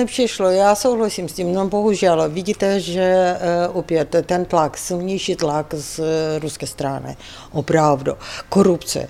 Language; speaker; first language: Czech; non-native, fluent; Ukrainian